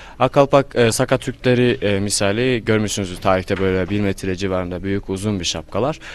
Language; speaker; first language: Turkish; non-native, fluent; Kyrgyz